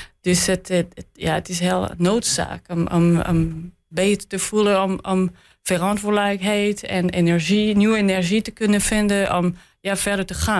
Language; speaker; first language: Dutch; non-native, learner; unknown